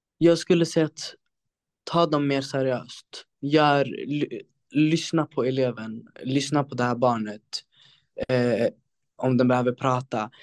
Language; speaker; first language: Swedish; early bilingual, other home language; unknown